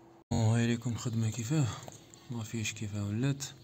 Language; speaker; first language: Arabic; native; Arabic